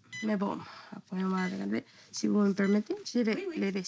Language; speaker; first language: French; non-native, learner; Spanish